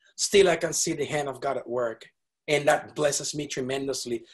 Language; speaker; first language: English; non-native, fluent; Spanish